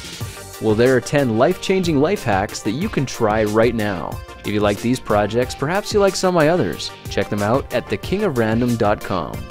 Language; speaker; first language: English; native; English